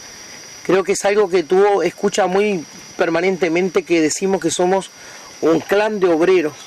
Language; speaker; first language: Spanish; native; Spanish